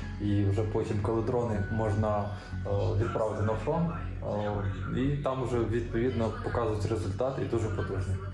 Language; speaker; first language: Ukrainian; native; Ukrainian